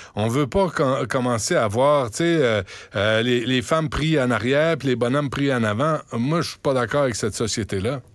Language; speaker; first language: French; native; French